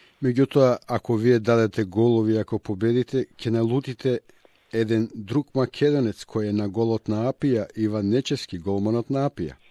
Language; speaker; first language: Macedonian; native; Macedonian